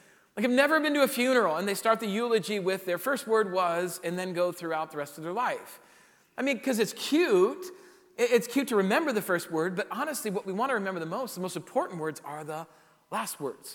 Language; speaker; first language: English; native; English